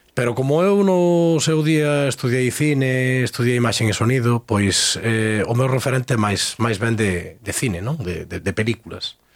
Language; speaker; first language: Galician; native; Galician